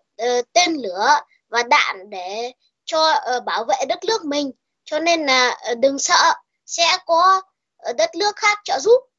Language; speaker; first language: Vietnamese; early bilingual, heritage; Vietnamese